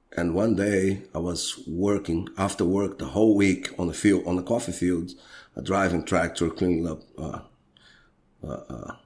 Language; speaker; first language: English; non-native, fluent; Portuguese